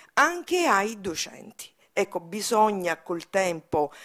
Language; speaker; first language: Italian; native; Italian